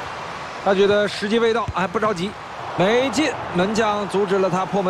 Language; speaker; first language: Chinese; native; Chinese